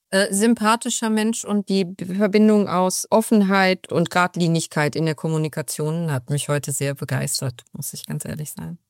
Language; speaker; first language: German; native; German